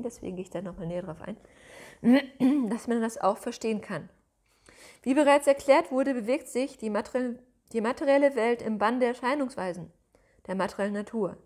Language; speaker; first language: German; native; German